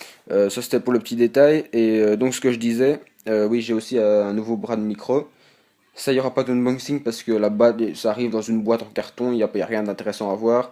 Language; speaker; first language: French; native; French